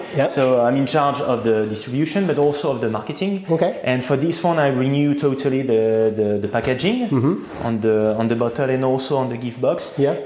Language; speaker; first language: English; non-native, fluent; French